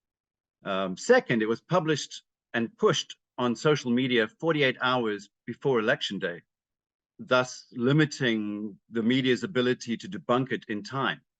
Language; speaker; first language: English; native; English